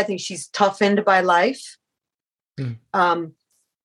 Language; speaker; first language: English; native; English